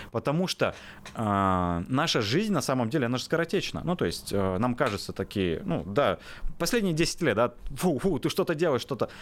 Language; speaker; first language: Russian; native; Russian